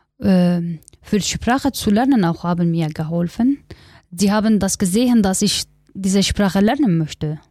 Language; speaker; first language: German; non-native, learner; Kurdish